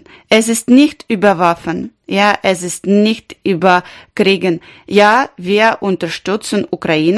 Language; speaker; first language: German; non-native, learner; Ukrainian